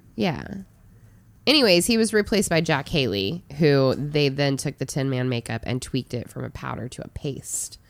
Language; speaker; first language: English; native; English